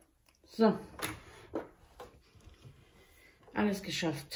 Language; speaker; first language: German; non-native, local second language; Bosnian